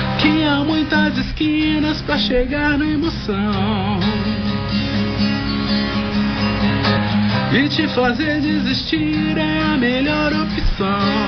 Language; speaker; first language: Portuguese; native; Portuguese